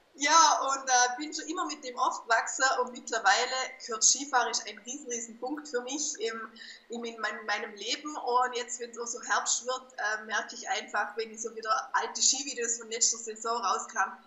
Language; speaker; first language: German; native; German